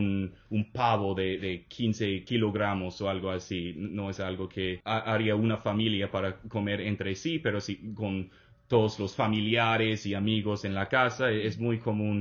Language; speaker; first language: Spanish; non-native, fluent; English